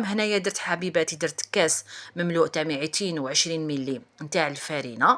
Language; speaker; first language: Arabic; native; Arabic